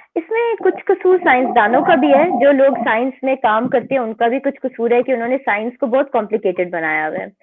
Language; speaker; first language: Urdu; native; Urdu